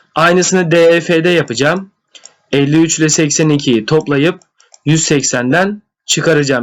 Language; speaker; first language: Turkish; native; Turkish